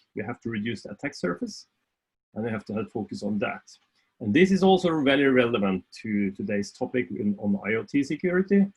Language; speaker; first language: English; non-native, fluent; Norwegian